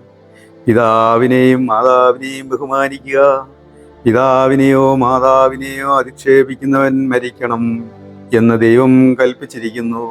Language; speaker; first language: Malayalam; native; Malayalam